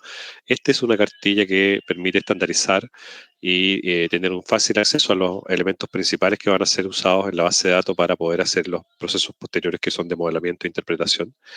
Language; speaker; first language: Spanish; native; Spanish